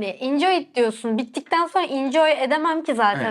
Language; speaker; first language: Turkish; native; Turkish